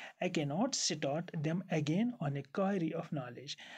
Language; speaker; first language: English; non-native, local second language; Kashmiri